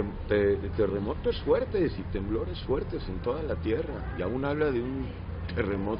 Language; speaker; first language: Spanish; native; Spanish